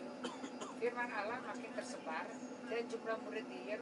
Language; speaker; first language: Indonesian; native; Indonesian